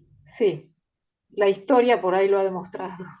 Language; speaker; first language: Spanish; native; Spanish